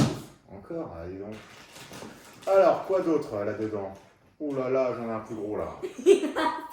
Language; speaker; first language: French; native; French